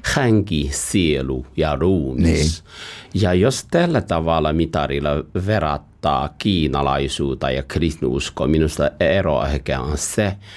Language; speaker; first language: Finnish; non-native, fluent; Chinese